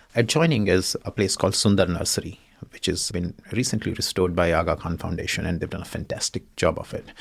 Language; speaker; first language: English; non-native, local second language; Hindi